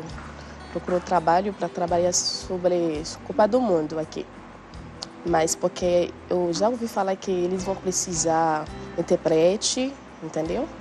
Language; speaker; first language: Portuguese; non-native, learner; Haitian Creole